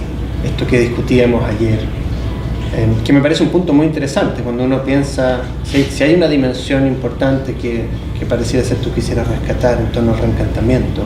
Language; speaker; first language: Spanish; native; Spanish